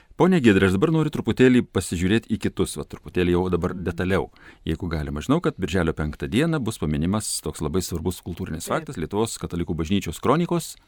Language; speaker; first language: Lithuanian; native; Lithuanian